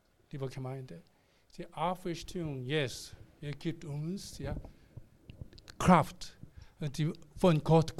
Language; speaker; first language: German; non-native, learner; Korean